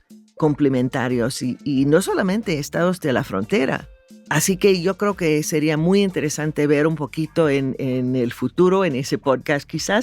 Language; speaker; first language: Spanish; non-native, fluent; English